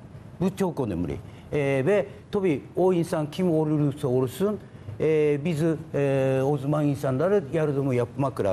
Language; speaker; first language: Turkish; non-native, learner; Japanese